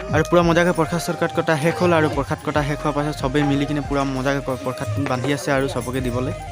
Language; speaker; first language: Assamese; non-native, local second language; Bhojpuri